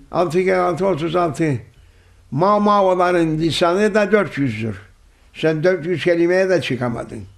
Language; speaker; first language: Turkish; native; Turkish